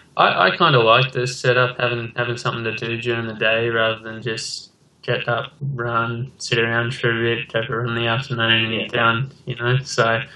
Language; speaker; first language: English; native; English